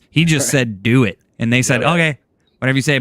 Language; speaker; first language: English; native; English